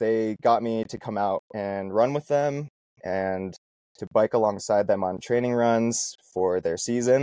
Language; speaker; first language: English; native; English